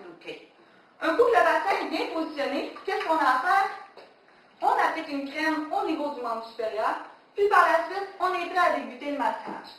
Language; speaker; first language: French; native; French